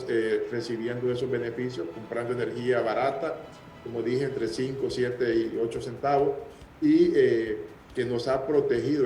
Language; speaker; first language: Spanish; native; Spanish